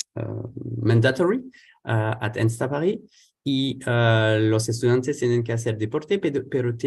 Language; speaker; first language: Spanish; non-native, fluent; French